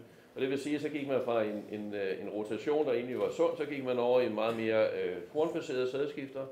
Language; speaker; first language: Danish; native; Danish